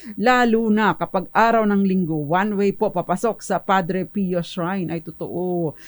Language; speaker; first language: Filipino; native; Filipino